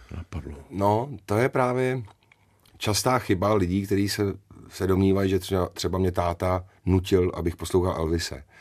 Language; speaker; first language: Czech; native; Czech